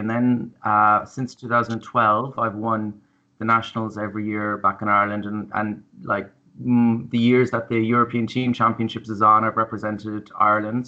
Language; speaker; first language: English; native; English